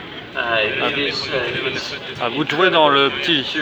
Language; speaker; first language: French; native; French